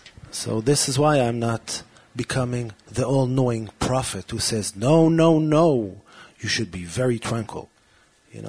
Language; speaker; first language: English; early bilingual, other home language; Hebrew